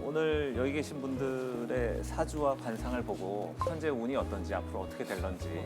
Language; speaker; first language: Korean; native; Korean